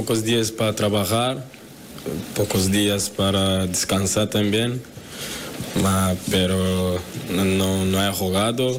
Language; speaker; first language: Spanish; non-native, learner; Portuguese